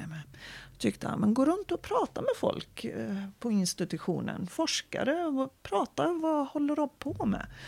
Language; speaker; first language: Swedish; non-native, fluent; Arabic